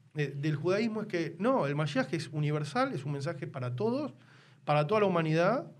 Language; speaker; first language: Spanish; native; Spanish